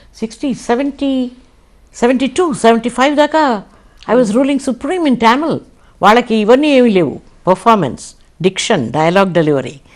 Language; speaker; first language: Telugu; native; Telugu